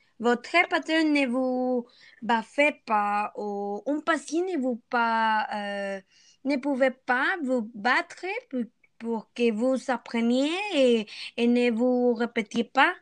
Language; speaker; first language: French; non-native, learner; Spanish